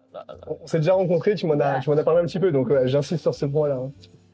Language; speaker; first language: French; native; French